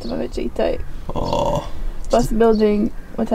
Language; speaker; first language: Japanese; non-native, learner; English